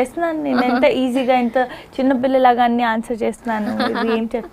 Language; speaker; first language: Telugu; non-native, fluent; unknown